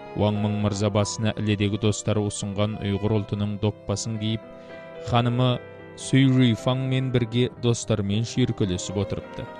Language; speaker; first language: Kazakh; native; Kazakh